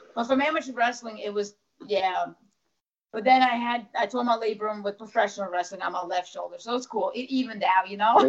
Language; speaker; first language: English; early bilingual, other home language; Russian